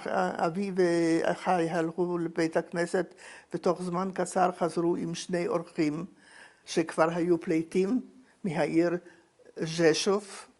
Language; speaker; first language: Hebrew; non-native, fluent; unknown